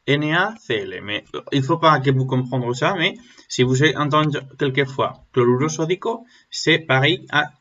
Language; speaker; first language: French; non-native, learner; Spanish